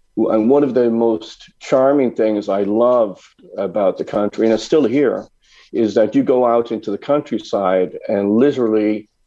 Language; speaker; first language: English; native; English